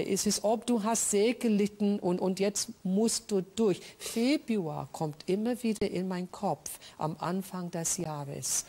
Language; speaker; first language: German; non-native, fluent; English